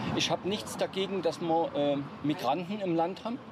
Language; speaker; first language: German; non-native, fluent; Arabic